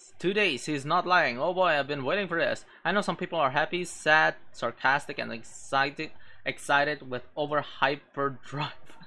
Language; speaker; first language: English; non-native, local second language; Filipino